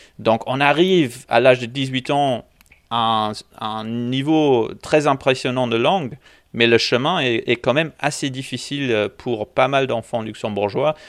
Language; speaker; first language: French; non-native, local second language; English